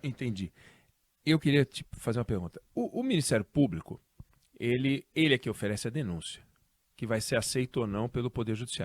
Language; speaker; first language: Portuguese; native; Portuguese